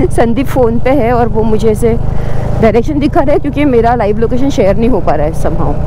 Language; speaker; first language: Hindi; non-native, local second language; Marathi